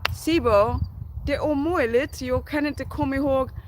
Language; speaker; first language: Swedish; non-native, learner; English